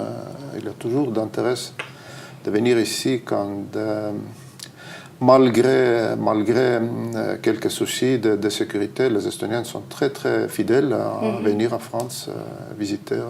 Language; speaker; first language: French; non-native, fluent; Estonian